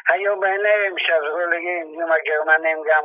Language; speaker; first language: Hebrew; non-native, fluent; Yiddish